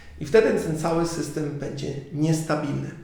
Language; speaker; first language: Polish; early bilingual, heritage; Polish